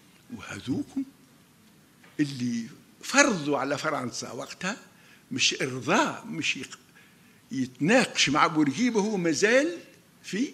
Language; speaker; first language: Arabic; native; Arabic